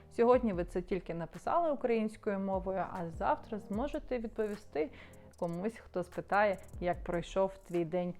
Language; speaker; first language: Ukrainian; non-native, local second language; Russian